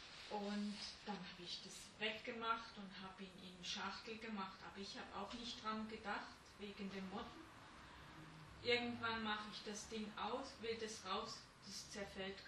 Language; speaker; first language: German; native; German